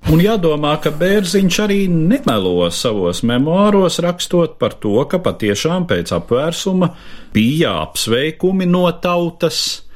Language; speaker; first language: Latvian; native; Latvian